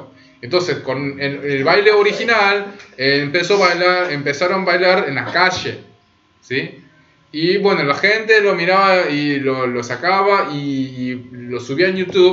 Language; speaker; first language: Spanish; early bilingual, other home language; Korean